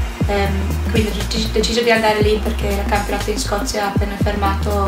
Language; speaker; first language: Italian; non-native, learner; English